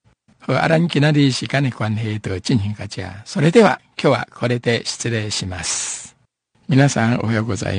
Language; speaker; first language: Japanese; non-native, fluent; Chinese